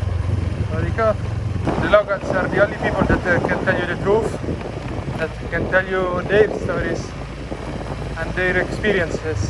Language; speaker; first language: English; non-native, fluent; Italian